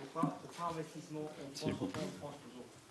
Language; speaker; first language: French; non-native, fluent; Spanish